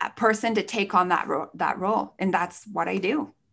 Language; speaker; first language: English; early bilingual, other home language; Spanish